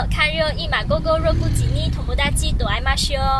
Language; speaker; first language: Japanese; non-native, learner; Chinese